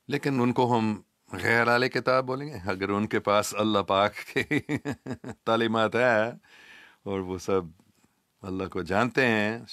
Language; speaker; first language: Urdu; non-native, local second language; English